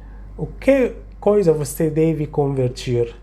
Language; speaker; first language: Portuguese; non-native, fluent; Arabic